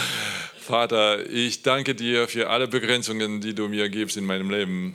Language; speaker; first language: German; non-native, learner; Polish